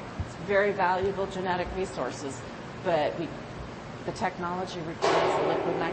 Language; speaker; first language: English; native; English